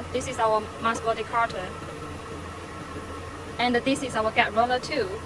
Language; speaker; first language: English; non-native, learner; Chinese